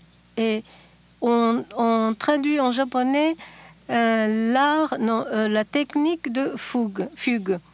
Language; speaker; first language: French; non-native, fluent; Japanese